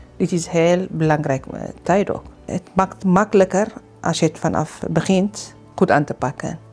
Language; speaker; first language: Dutch; non-native, fluent; Tigrinya